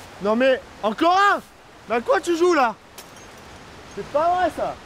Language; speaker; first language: French; native; French